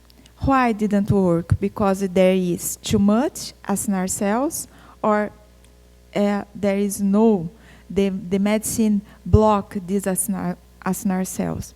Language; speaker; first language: English; non-native, fluent; Portuguese